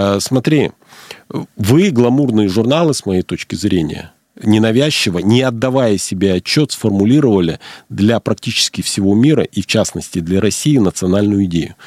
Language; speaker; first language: Russian; native; Russian